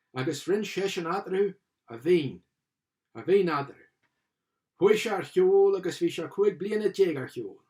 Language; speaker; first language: Irish; non-native, local second language; English